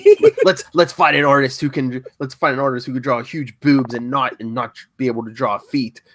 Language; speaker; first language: English; native; English